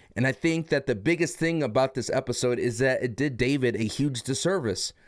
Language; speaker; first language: English; native; English